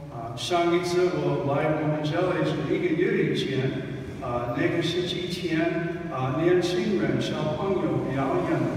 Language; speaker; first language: Chinese; non-native, fluent; English